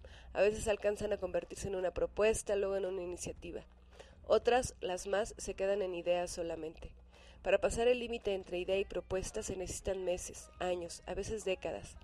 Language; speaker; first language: Spanish; native; Spanish